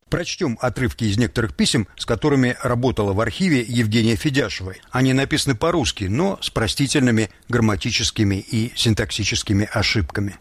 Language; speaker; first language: Russian; native; Russian